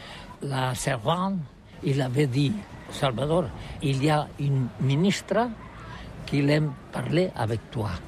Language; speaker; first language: French; non-native, learner; Catalan